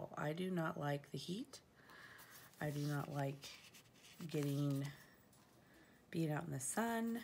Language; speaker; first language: English; native; English